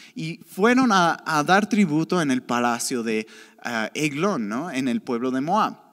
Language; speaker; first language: Spanish; native; Spanish